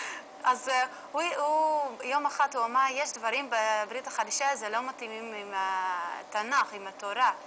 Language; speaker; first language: Hebrew; non-native, learner; Dutch